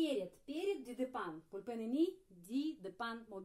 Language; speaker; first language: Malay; non-native, fluent; Russian